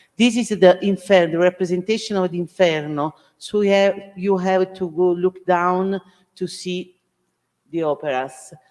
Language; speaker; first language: English; non-native, learner; Italian